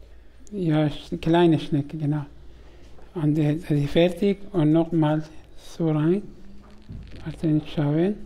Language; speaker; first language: German; non-native, learner; Kurdish